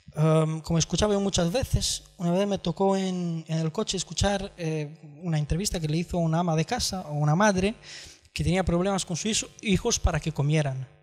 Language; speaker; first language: Spanish; non-native, fluent; Romanian